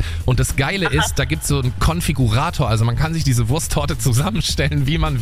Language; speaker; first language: German; native; German